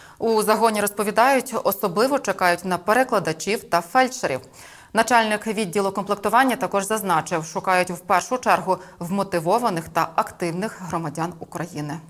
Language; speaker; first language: Ukrainian; native; Ukrainian